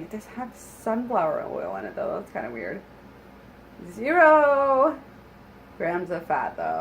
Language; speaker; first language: English; native; English